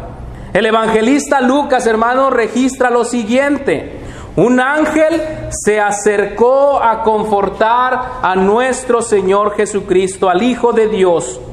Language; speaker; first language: Spanish; native; Spanish